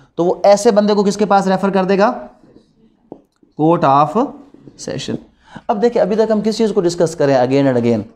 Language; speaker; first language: Urdu; non-native, local second language; Punjabi